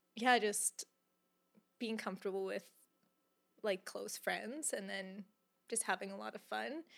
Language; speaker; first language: English; native; English